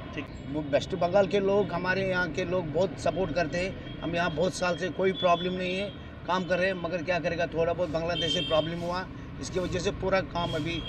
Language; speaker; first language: Hindi; non-native, local second language; Kashmiri